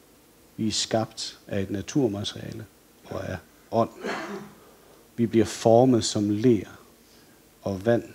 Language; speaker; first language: Danish; native; Danish